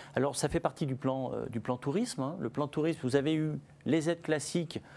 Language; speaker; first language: French; native; French